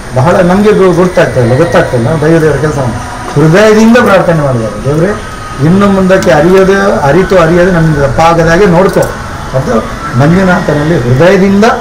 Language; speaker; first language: Kannada; non-native, local second language; Tulu